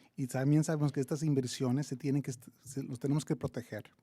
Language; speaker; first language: Spanish; early bilingual, heritage; Spanish